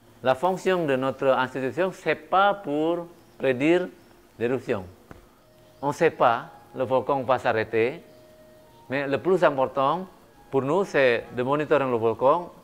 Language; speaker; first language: French; non-native, fluent; Indonesian